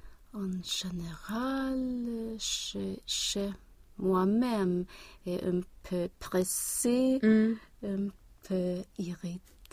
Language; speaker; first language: French; non-native, learner; Swedish